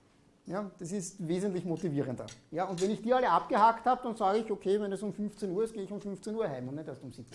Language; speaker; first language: German; native; German